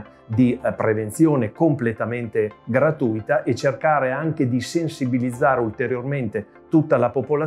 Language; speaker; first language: Italian; native; Italian